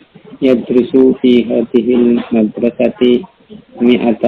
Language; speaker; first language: Arabic; non-native, learner; Indonesian